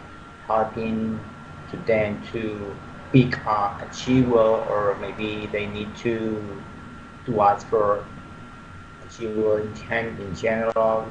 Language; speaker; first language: English; non-native, learner; Spanish